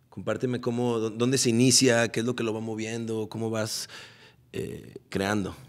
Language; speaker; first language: Spanish; native; Spanish